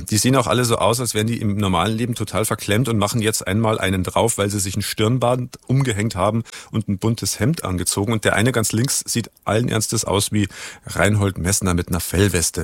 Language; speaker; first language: German; native; German